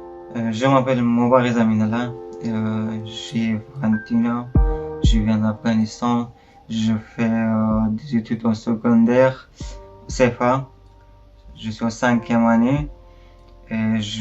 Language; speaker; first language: French; non-native, learner; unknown